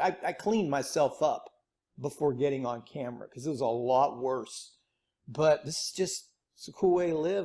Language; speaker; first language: English; native; English